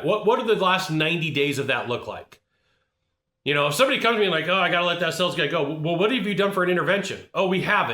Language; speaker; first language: English; native; English